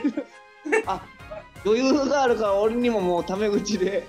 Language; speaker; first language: Japanese; native; Japanese